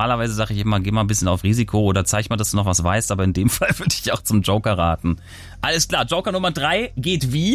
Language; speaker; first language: German; native; German